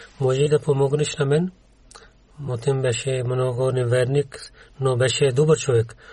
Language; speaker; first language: Bulgarian; non-native, learner; Urdu